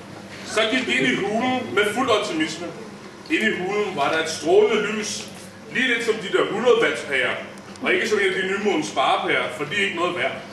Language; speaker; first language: Danish; native; Danish